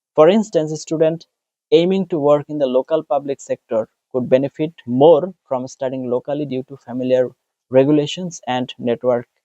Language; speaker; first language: English; non-native, local second language; Bangla